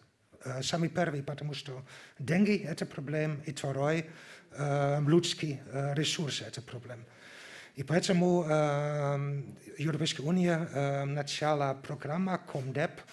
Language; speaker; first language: Russian; non-native, learner; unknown